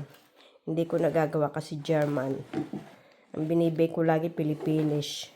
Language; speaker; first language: Filipino; native; Filipino